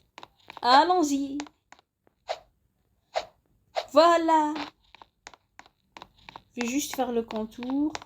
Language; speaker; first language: French; native; French